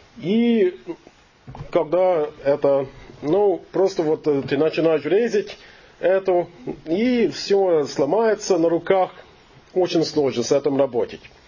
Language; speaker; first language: Russian; non-native, fluent; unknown